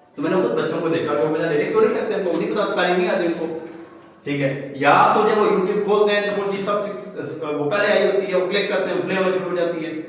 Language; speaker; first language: Urdu; non-native, local second language; Pahari-Potwari